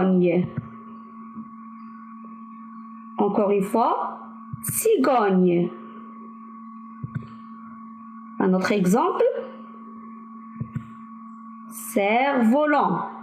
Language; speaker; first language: French; non-native, local second language; Arabic